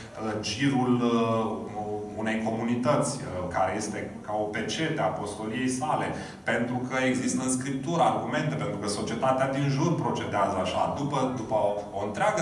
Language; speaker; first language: Romanian; native; Romanian